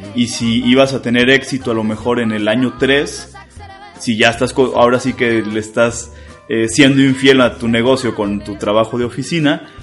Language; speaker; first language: Spanish; native; Spanish